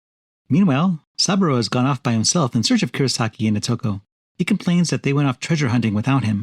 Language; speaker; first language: English; native; English